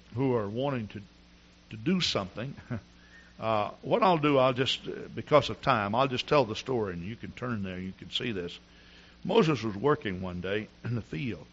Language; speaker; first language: English; native; English